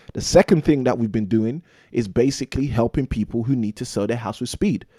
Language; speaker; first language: English; native; English